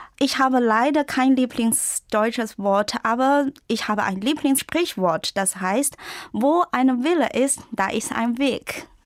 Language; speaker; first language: German; non-native, fluent; Chinese